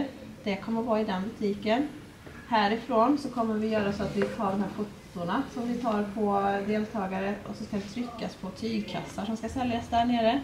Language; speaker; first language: Swedish; native; Swedish